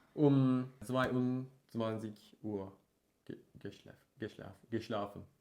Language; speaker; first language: German; non-native, learner; Turkish